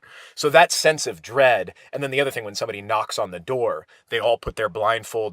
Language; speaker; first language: English; native; English